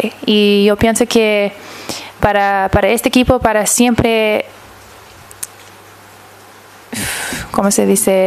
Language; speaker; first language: Spanish; early bilingual, heritage; English